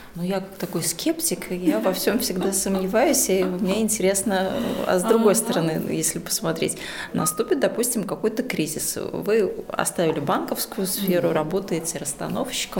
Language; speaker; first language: Russian; native; Russian